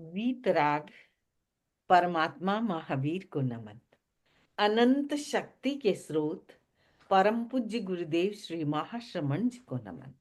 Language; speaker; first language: Hindi; native; Hindi